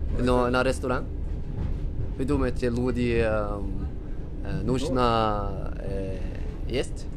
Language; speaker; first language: Russian; non-native, learner; Swedish